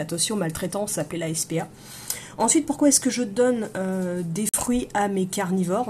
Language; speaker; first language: French; native; French